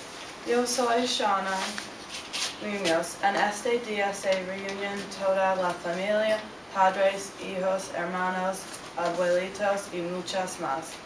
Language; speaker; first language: Spanish; non-native, learner; English